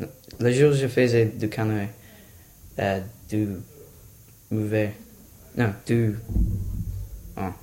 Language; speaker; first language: French; non-native, learner; English